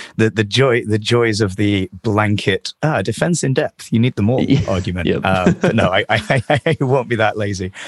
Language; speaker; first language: English; native; English